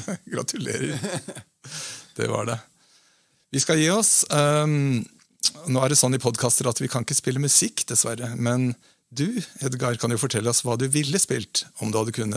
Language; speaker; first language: Norwegian; native; Norwegian